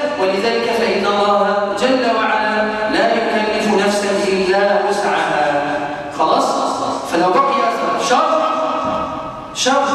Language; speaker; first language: Arabic; native; Arabic